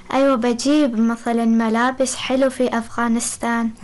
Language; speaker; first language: Arabic; non-native, learner; Persian